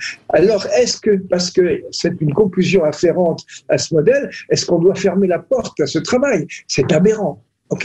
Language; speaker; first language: French; native; French